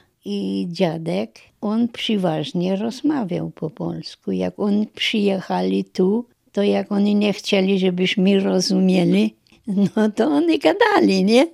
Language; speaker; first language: Polish; non-native, local second language; German